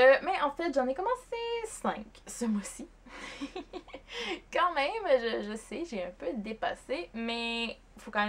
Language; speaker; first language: French; native; French